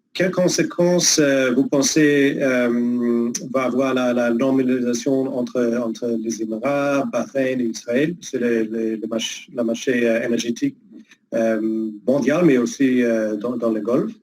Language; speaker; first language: French; non-native, fluent; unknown